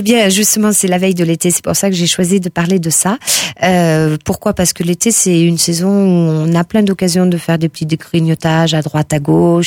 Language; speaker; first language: French; native; French